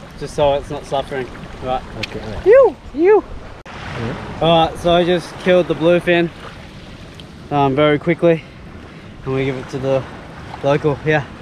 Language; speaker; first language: English; native; English